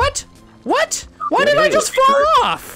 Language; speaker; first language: English; native; English